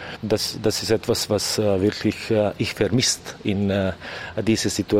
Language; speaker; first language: German; non-native, learner; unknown